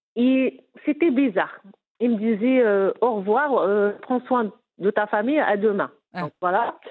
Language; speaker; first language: French; non-native, local second language; Arabic